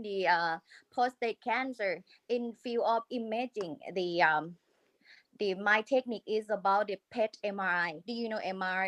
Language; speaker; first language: English; non-native, learner; Thai